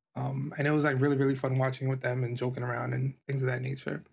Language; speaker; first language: English; native; English